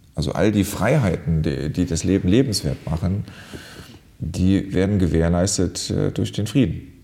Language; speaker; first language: German; native; German